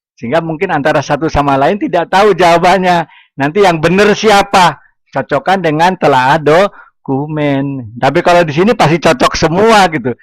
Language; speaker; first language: Indonesian; non-native, local second language; Sundanese